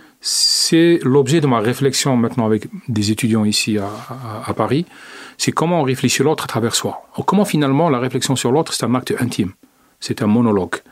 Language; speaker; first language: French; non-native, local second language; Arabic